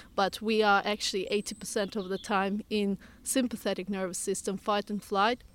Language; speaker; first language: English; non-native, fluent; Russian